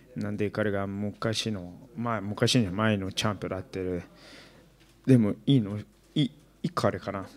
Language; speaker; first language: Japanese; non-native, learner; Portuguese